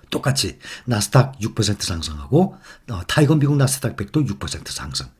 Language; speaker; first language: Korean; native; Korean